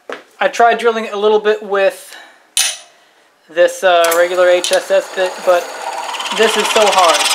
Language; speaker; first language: English; native; English